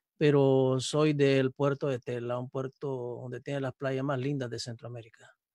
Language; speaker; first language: Spanish; native; Spanish